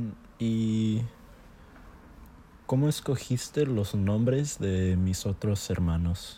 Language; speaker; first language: Spanish; early bilingual, heritage; Spanish